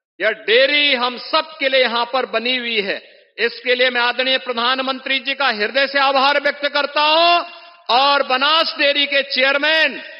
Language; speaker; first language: Hindi; native; Hindi